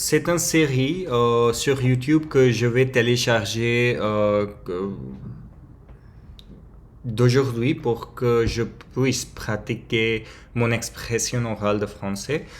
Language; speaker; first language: French; non-native, learner; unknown